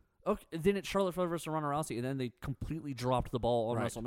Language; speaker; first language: English; native; English